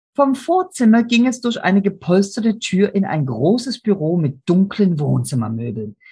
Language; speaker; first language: German; native; German